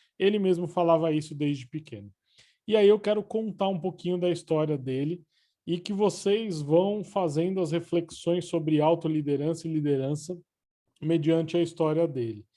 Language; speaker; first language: Portuguese; native; Portuguese